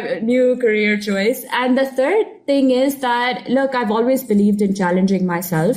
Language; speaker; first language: English; non-native, local second language; Urdu